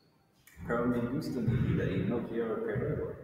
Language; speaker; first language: Spanish; non-native, learner; English